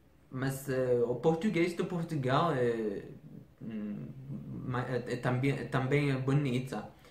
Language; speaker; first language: Portuguese; non-native, fluent; Persian